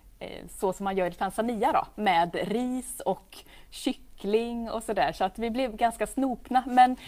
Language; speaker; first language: Swedish; native; Swedish